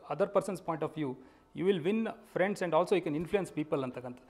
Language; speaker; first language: English; non-native, local second language; Kannada